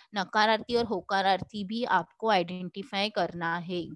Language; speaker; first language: Hindi; non-native, local second language; Marathi